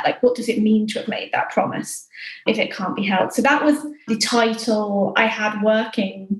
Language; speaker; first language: English; native; English